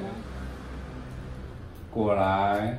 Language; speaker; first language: Chinese; native; Chinese